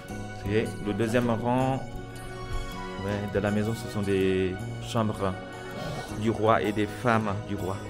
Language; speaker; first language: French; non-native, fluent; Vietnamese